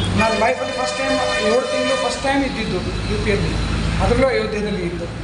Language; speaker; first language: Kannada; non-native, fluent; Hindi